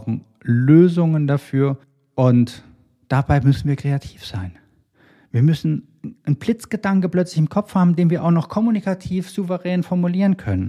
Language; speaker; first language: German; native; German